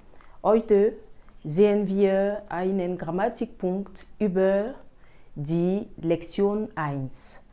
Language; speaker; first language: German; non-native, fluent; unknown